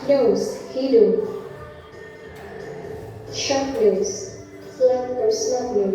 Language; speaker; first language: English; non-native, fluent; Indonesian